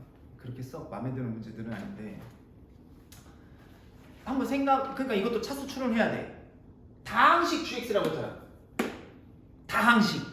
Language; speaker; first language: Korean; native; Korean